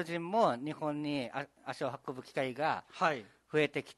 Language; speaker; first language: Japanese; native; Japanese